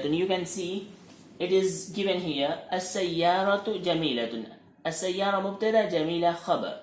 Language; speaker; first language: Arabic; non-native, fluent; Urdu